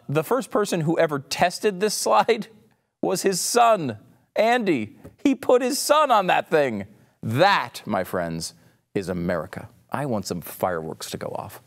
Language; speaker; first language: English; native; English